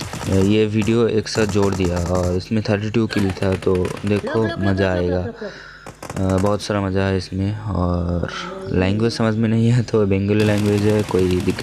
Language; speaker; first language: Hindi; non-native, local second language; Bangla